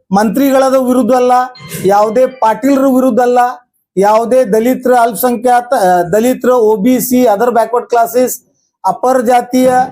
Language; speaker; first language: Kannada; non-native, local second language; Urdu